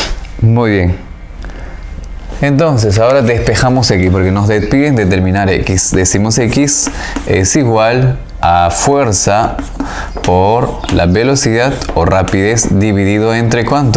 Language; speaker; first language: Spanish; native; Spanish